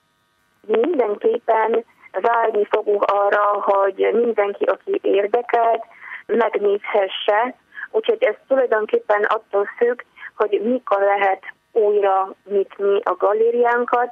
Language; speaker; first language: Hungarian; non-native, fluent; Polish